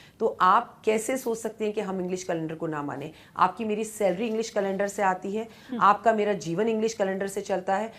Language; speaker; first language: Hindi; native; Hindi